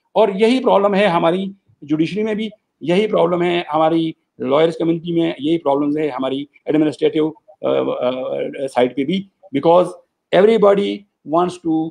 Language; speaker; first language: Urdu; non-native, local second language; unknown